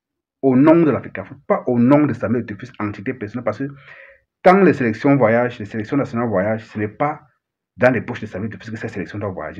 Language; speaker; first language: French; native; French